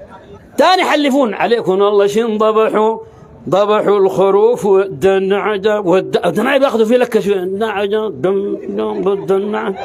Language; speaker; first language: Arabic; native; Arabic